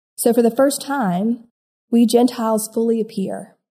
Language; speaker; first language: English; native; English